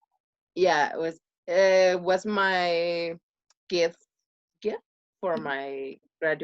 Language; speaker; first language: English; non-native, learner; Spanish